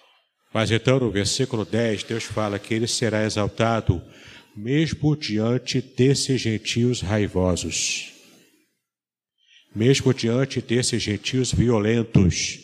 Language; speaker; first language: Portuguese; native; Portuguese